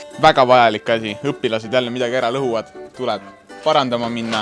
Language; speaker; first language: Estonian; native; Estonian